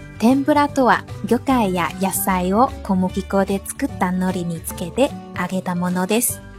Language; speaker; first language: Japanese; non-native, fluent; Chinese